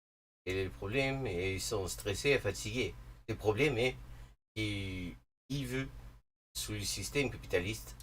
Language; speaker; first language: French; non-native, learner; English